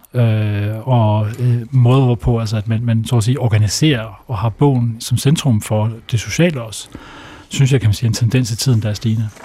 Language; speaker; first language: Danish; native; Danish